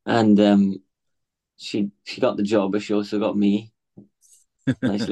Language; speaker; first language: English; native; English